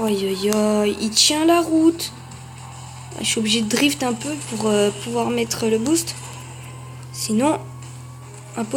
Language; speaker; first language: French; native; French